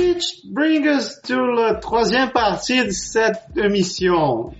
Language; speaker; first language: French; non-native, learner; Portuguese